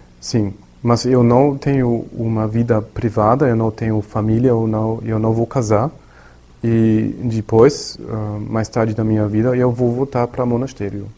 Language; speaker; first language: Portuguese; non-native, learner; German